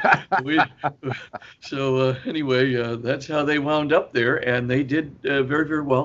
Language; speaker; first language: English; native; English